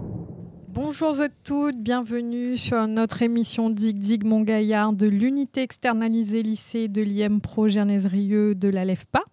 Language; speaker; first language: French; non-native, local second language; Réunion Creole French